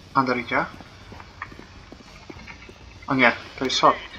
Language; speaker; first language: Polish; native; Polish